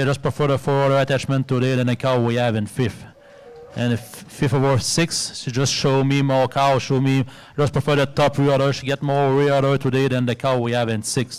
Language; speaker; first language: English; non-native, fluent; French